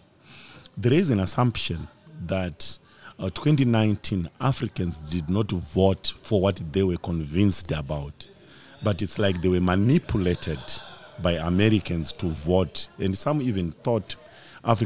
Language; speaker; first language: English; non-native, local second language; Shona